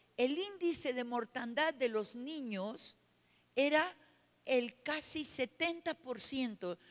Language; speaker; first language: Spanish; native; Spanish